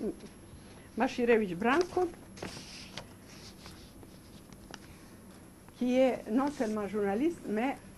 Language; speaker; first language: French; non-native, fluent; Serbian